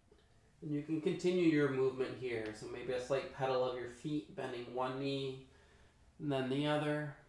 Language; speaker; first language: English; native; English